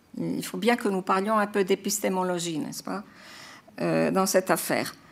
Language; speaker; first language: French; non-native, fluent; Croatian